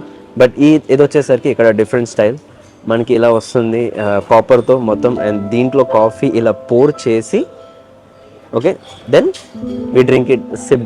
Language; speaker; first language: Telugu; native; Telugu